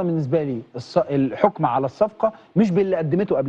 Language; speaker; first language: Arabic; native; Arabic